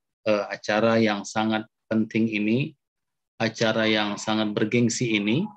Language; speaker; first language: Indonesian; native; Indonesian